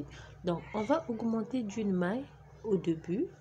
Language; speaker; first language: French; native; French